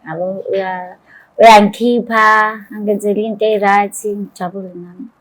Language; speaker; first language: Zulu; native; Zulu